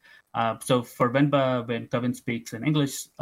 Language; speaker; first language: English; non-native, local second language; Tamil